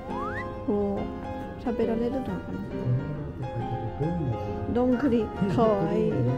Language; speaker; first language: Japanese; non-native, fluent; Thai